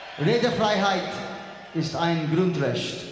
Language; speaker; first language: German; non-native, learner; English